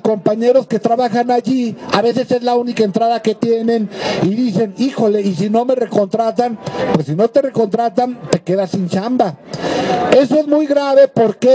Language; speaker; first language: Spanish; native; Spanish